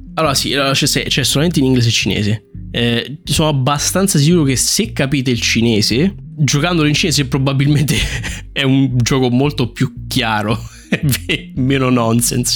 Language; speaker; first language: Italian; native; Italian